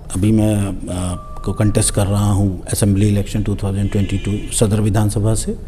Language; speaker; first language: Hindi; native; Hindi